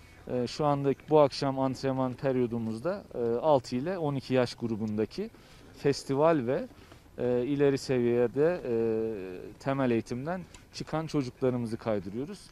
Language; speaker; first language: Turkish; native; Turkish